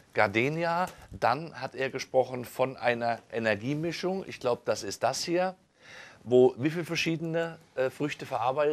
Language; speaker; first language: German; native; German